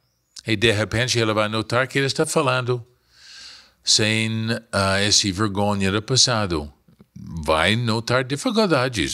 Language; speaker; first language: Portuguese; non-native, fluent; English